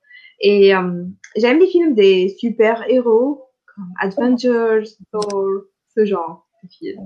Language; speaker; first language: French; non-native, local second language; Arabic